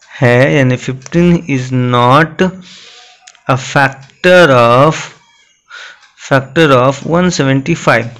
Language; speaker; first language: Hindi; native; Hindi